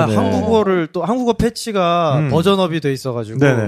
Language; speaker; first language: Korean; native; Korean